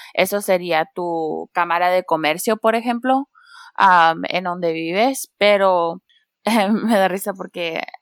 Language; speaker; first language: Spanish; early bilingual, heritage; Spanish